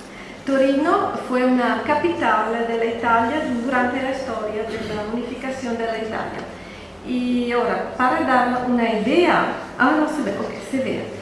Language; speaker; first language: Spanish; non-native, fluent; Italian